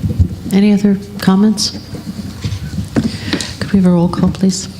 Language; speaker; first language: English; native; English